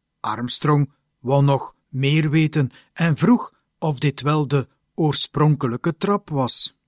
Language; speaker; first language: Dutch; native; Dutch